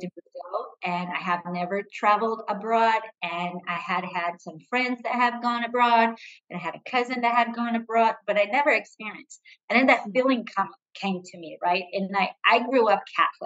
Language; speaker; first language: English; non-native, fluent; Portuguese